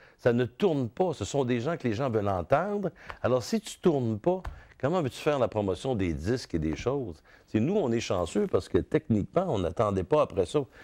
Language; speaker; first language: French; native; French